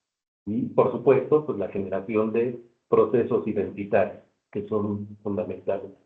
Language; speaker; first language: Spanish; native; Spanish